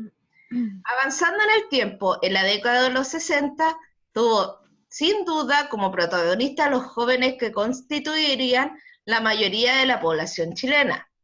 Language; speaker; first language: Spanish; native; Spanish